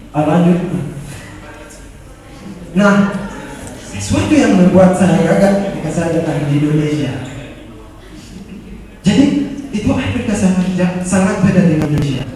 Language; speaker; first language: Indonesian; non-native, fluent; Ganda